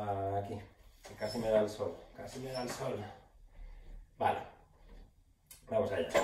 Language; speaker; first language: Spanish; native; Spanish